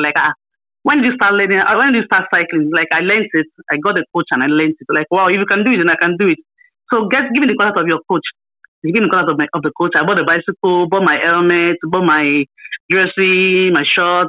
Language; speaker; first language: English; non-native, local second language; Yoruba